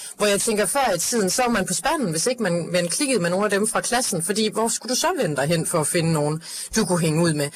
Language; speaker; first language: Danish; native; Danish